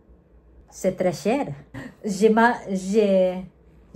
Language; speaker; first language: French; non-native, learner; Filipino